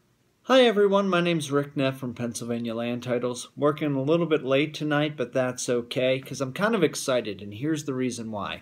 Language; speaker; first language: English; native; English